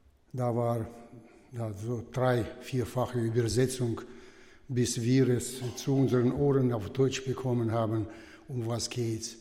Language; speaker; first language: German; non-native, fluent; Russian